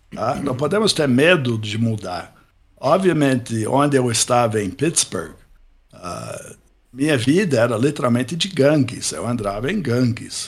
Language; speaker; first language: Portuguese; non-native, fluent; English